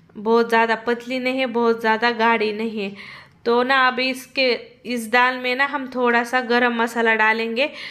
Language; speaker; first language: Hindi; non-native, local second language; Marathi